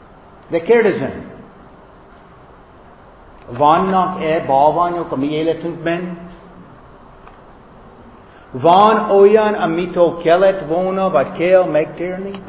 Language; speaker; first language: Hungarian; non-native, fluent; English